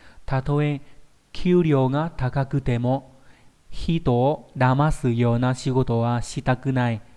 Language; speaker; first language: Japanese; non-native, fluent; Vietnamese